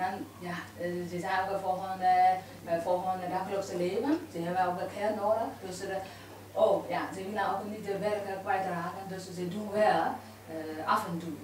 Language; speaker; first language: Dutch; non-native, learner; Burmese